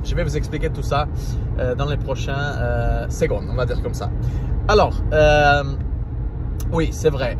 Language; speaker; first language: French; non-native, learner; Portuguese